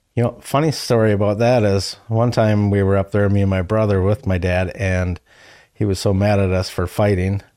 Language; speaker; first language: English; native; English